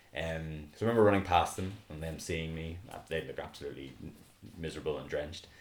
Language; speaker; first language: English; native; English